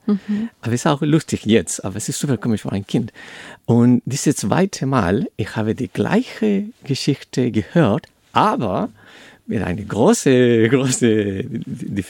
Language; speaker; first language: German; non-native, learner; Spanish